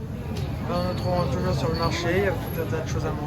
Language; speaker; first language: French; native; French